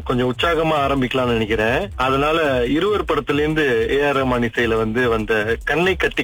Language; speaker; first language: Tamil; early bilingual, heritage; Tamil